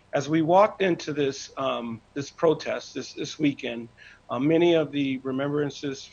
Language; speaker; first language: English; native; English